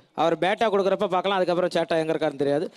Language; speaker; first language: Tamil; native; Tamil